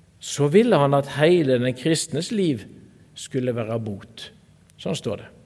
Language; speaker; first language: Norwegian; native; Norwegian